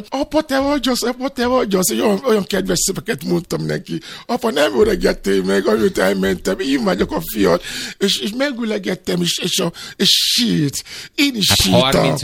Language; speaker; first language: Hungarian; non-native, learner; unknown